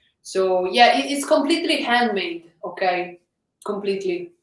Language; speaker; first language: English; non-native, fluent; Italian